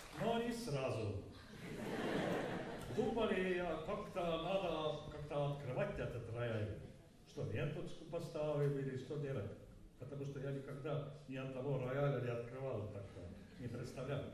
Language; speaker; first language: Russian; non-native, learner; Estonian